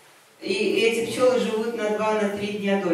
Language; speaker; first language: Russian; native; Russian